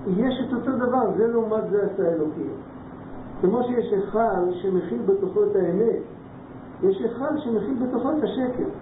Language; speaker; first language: Hebrew; non-native, fluent; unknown